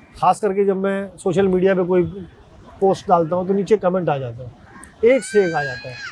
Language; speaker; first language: Hindi; native; Hindi